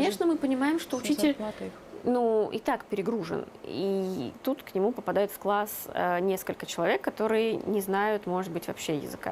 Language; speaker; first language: Russian; native; Russian